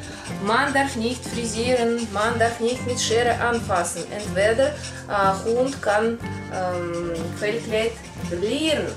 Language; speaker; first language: German; non-native, learner; Russian